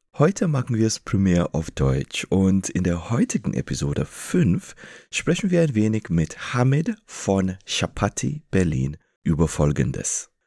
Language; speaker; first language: German; non-native, fluent; English